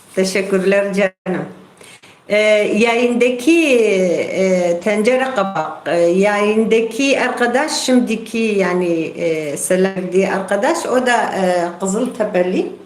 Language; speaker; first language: Turkish; non-native, local second language; Kurdish